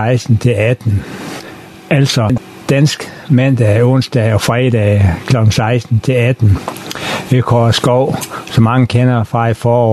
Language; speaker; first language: Danish; native; Danish